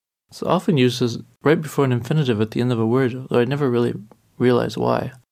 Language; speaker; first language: English; native; English